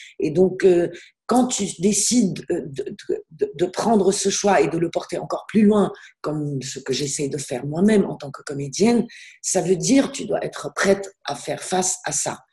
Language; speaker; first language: French; non-native, local second language; Arabic